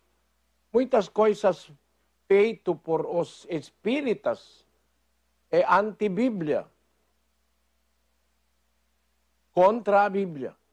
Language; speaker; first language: Portuguese; non-native, fluent; Filipino